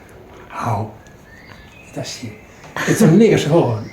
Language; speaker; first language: Chinese; non-native, fluent; Italian